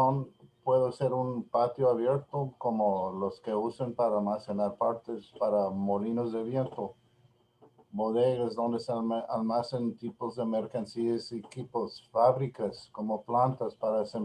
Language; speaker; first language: Spanish; non-native, learner; English